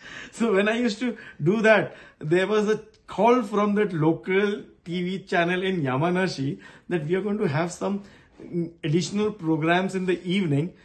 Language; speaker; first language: English; non-native, local second language; Hindi